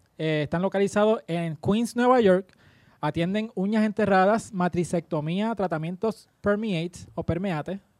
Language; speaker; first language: Spanish; native; Spanish